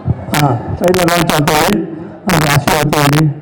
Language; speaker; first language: Telugu; non-native, learner; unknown